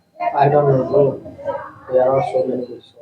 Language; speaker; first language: English; non-native, learner; Hindi